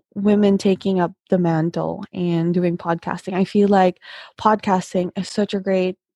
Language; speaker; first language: English; non-native, local second language; Filipino